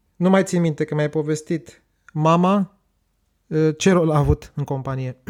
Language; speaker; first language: Romanian; native; Romanian